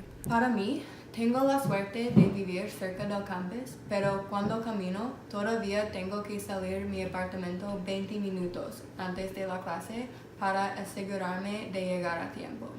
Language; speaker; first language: Spanish; non-native, learner; English